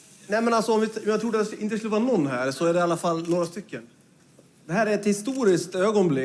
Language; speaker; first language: Swedish; native; Swedish